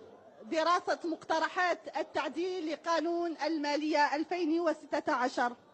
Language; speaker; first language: Arabic; native; Arabic